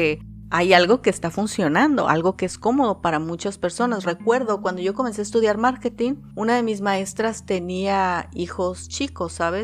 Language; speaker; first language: Spanish; native; Spanish